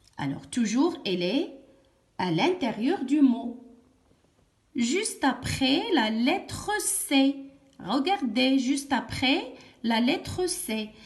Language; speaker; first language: French; non-native, local second language; Arabic